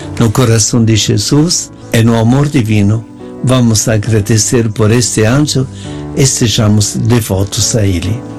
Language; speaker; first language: Portuguese; non-native, fluent; Italian